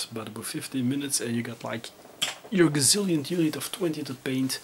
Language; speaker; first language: English; non-native, fluent; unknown